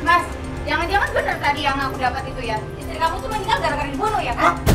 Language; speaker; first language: Indonesian; native; Indonesian